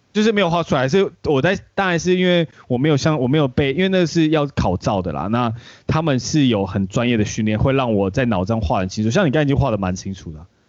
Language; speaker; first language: Chinese; native; Chinese